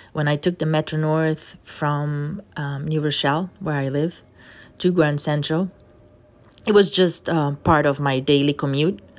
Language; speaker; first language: English; non-native, fluent; Portuguese